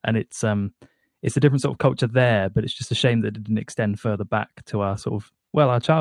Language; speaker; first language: English; native; English